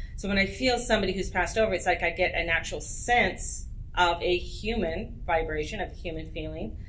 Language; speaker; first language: English; native; English